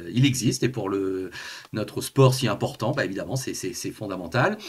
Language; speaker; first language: French; native; French